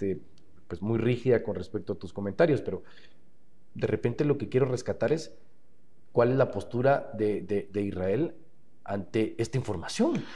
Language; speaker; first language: Spanish; native; Spanish